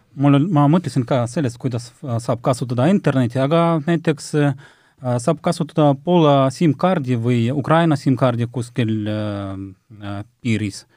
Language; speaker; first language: Estonian; non-native, local second language; Russian